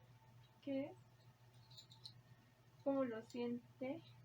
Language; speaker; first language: Spanish; native; Spanish